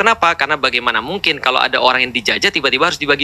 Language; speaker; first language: Indonesian; native; Indonesian